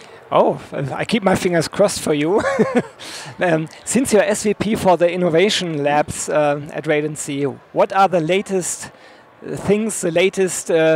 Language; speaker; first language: English; non-native, fluent; German